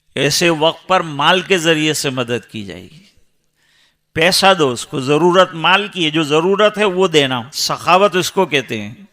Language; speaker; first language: Urdu; non-native, local second language; Gujarati